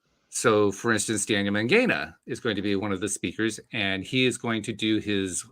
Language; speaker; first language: English; native; English